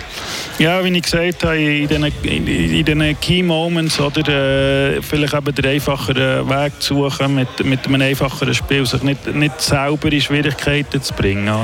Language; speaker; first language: German; native; German